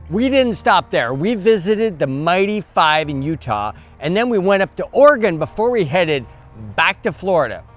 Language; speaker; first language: English; native; English